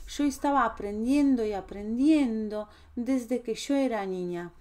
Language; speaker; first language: Spanish; non-native, fluent; Polish